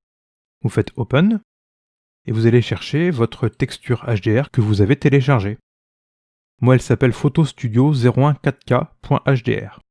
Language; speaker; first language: French; native; French